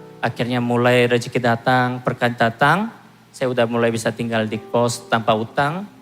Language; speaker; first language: Indonesian; non-native, fluent; Korean